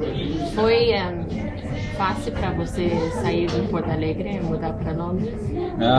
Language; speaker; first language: Portuguese; non-native, fluent; English